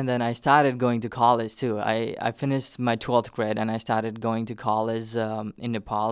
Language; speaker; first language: English; non-native, local second language; Nepali